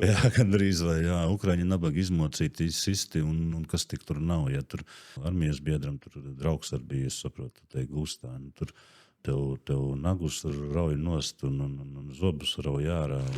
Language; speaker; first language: Latvian; native; Latvian